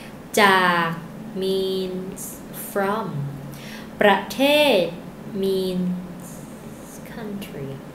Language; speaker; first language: English; non-native, fluent; Thai